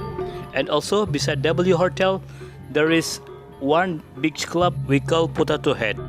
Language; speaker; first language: English; non-native, local second language; Indonesian